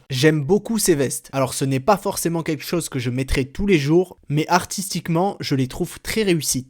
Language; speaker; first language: French; native; French